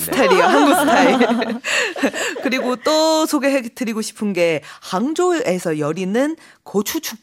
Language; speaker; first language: Korean; non-native, fluent; Chinese